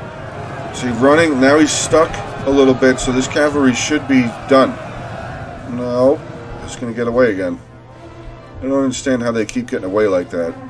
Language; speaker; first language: English; native; English